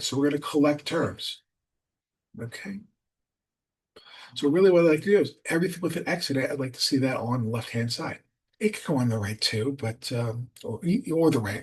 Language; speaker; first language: English; native; English